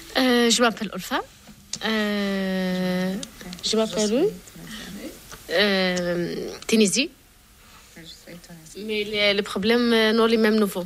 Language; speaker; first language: French; non-native, learner; Arabic